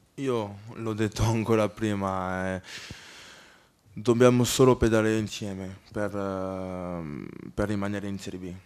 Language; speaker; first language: Italian; non-native, learner; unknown